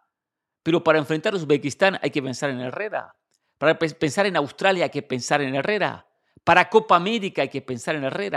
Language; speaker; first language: Spanish; native; Spanish